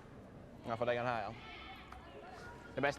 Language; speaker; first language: Swedish; native; Swedish